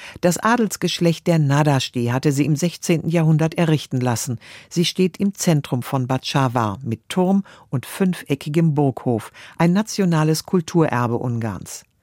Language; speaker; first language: German; native; German